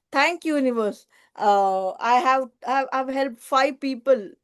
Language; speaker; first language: English; non-native, local second language; Kannada